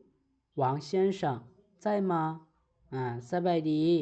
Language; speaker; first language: Chinese; non-native, fluent; Lao